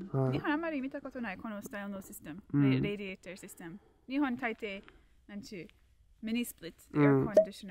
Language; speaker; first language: Japanese; non-native, learner; English